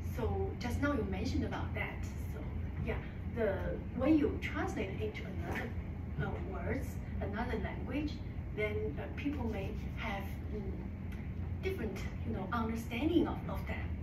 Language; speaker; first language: English; non-native, learner; Chinese